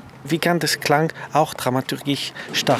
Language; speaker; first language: German; non-native, fluent; French